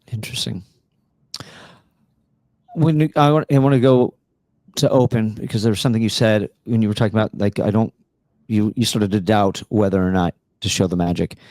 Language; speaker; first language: English; native; English